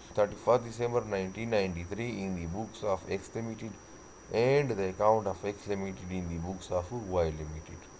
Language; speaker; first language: English; non-native, local second language; Urdu